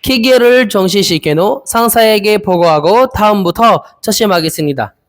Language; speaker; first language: Korean; non-native, learner; Filipino